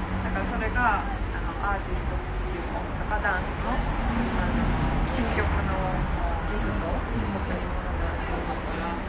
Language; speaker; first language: Japanese; native; Japanese